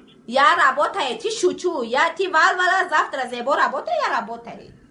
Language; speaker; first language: Russian; non-native, learner; Tajik